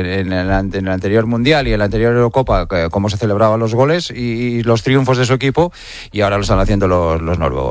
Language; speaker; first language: Spanish; native; Spanish